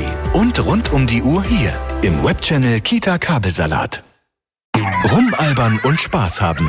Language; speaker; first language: German; native; German